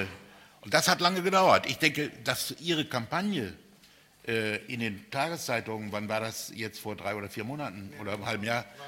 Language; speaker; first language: German; native; German